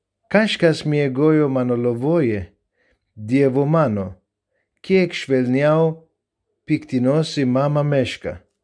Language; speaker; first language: Lithuanian; non-native, learner; Turkish